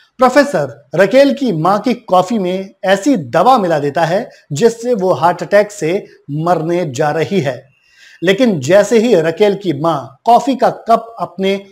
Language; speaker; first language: Hindi; native; Hindi